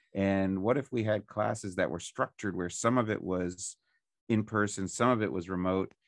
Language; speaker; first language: English; native; English